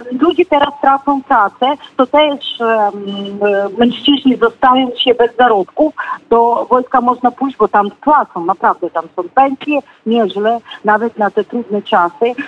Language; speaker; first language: Polish; non-native, fluent; Ukrainian